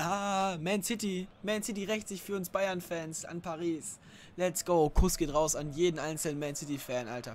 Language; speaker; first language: German; native; German